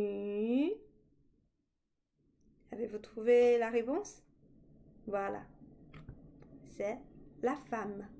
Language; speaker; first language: French; non-native, fluent; Chinese